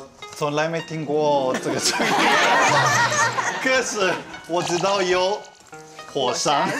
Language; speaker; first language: Chinese; non-native, fluent; Spanish